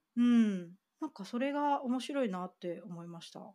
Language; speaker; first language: Japanese; early bilingual, other home language; English